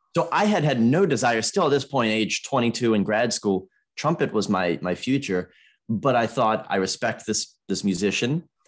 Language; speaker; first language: English; native; English